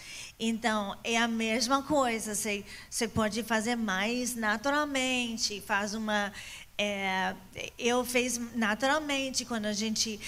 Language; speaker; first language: Portuguese; non-native, fluent; English